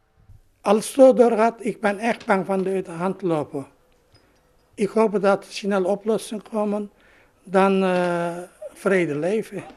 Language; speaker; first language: Dutch; non-native, learner; Turkish